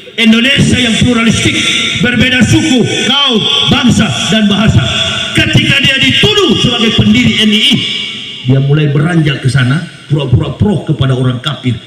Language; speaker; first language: Indonesian; native; Indonesian